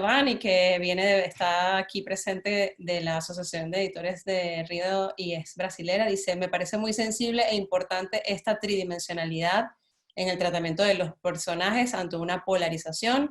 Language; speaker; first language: Spanish; native; Spanish